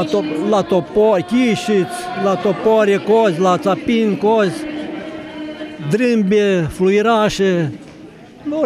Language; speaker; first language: Romanian; non-native, local second language; Ukrainian